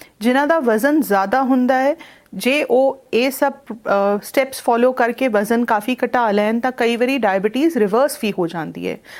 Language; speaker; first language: Punjabi; non-native, local second language; Hindi